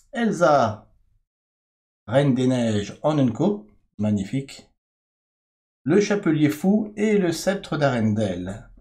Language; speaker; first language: French; native; French